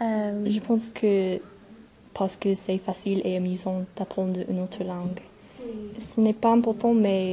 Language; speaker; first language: French; non-native, learner; English